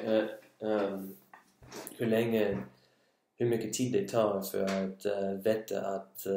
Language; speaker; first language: Swedish; non-native, learner; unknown